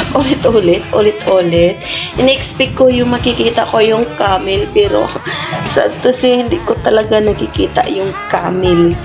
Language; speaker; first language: Filipino; non-native, local second language; Cebuano